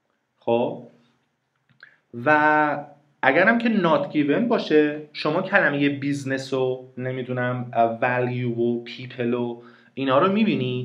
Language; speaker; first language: Persian; native; Persian